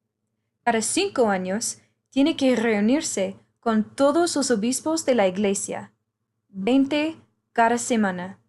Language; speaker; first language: Spanish; non-native, fluent; English